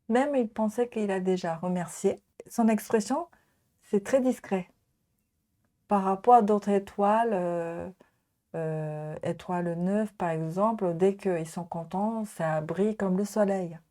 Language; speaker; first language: French; non-native, learner; Japanese